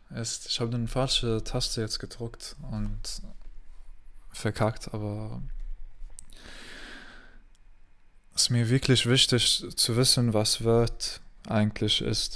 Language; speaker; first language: German; non-native, learner; Arabic